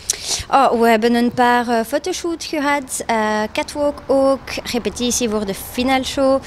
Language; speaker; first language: Dutch; non-native, local second language; French